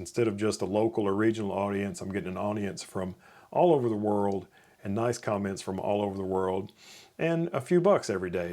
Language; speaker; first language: English; native; English